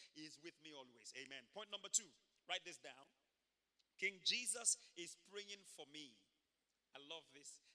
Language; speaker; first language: English; non-native, local second language; Yoruba